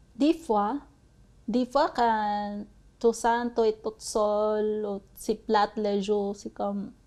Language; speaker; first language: French; non-native, fluent; Cebuano